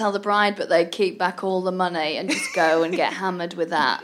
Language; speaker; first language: English; native; English